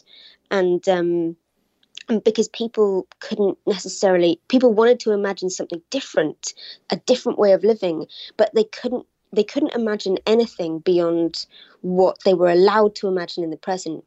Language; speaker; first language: English; native; English